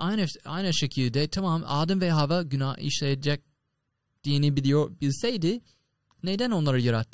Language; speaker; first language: Turkish; non-native, fluent; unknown